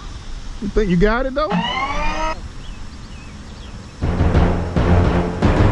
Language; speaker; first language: English; native; English